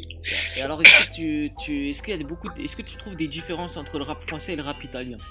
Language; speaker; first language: French; native; French